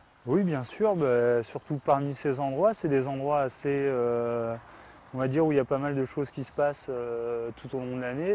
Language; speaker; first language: French; native; French